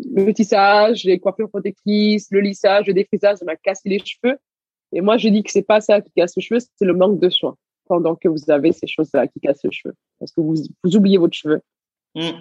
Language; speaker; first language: French; early bilingual, other home language; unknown